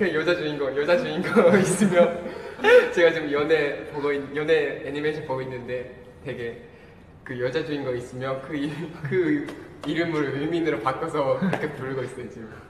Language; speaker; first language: Korean; non-native, fluent; Japanese